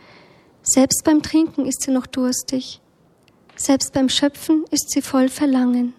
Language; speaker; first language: German; native; German